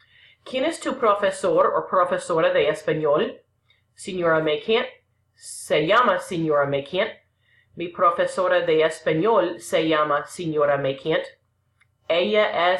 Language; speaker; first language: Spanish; non-native, fluent; English